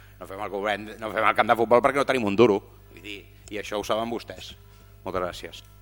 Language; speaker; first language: Catalan; native; Catalan